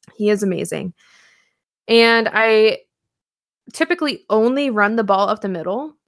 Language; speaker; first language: English; native; English